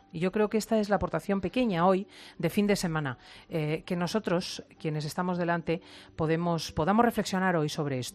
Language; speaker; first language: Spanish; native; Spanish